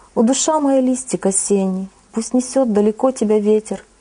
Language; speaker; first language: Russian; non-native, local second language; Ukrainian